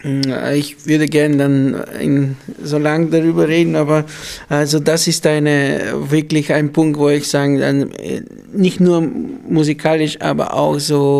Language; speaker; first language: German; non-native, fluent; Bulgarian